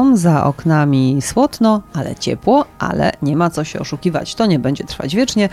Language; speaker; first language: Polish; native; Polish